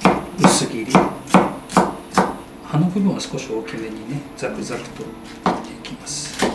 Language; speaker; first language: Japanese; native; Japanese